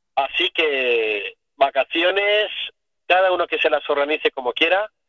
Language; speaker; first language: Spanish; native; Spanish